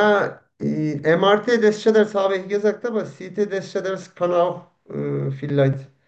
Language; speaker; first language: German; non-native, fluent; Turkish